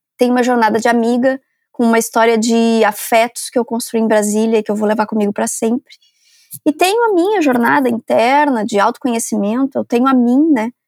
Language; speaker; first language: Portuguese; native; Portuguese